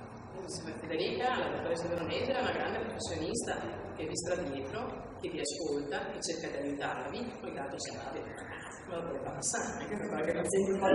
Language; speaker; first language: Italian; native; Italian